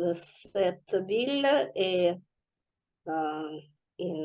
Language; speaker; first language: French; non-native, learner; Russian